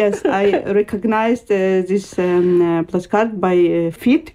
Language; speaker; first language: English; non-native, learner; Ukrainian